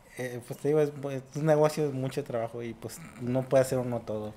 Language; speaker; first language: Spanish; native; Spanish